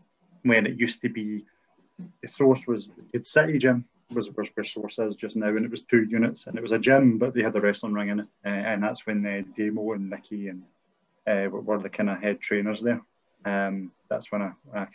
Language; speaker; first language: English; native; English